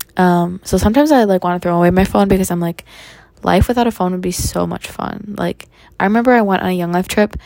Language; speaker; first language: English; native; English